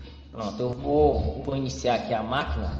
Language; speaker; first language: Portuguese; native; Portuguese